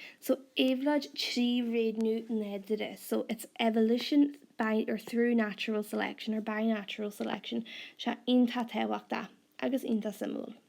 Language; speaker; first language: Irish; non-native, local second language; English